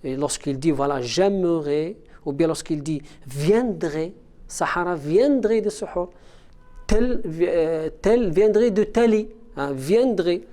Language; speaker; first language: French; non-native, local second language; Arabic